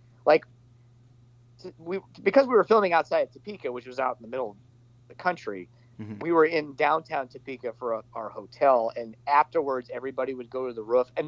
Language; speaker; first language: English; native; English